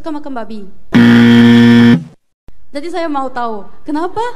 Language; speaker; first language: Indonesian; non-native, fluent; Korean